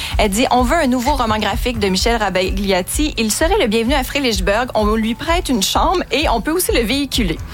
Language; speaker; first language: French; native; French